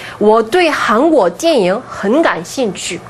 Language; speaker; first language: Chinese; non-native, fluent; Korean